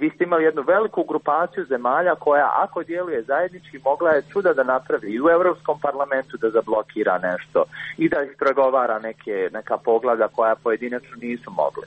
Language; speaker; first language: Croatian; native; Croatian